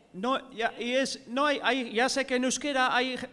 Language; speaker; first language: Spanish; non-native, fluent; English